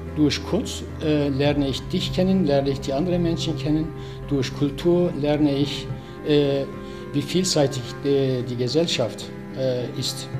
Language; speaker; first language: German; non-native, fluent; Turkish